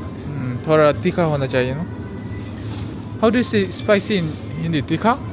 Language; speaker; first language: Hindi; non-native, learner; Nepali